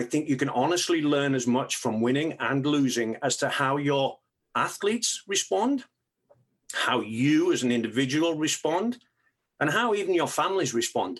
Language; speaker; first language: English; native; English